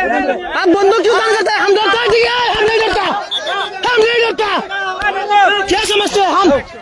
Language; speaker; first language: Hindi; non-native, learner; Bangla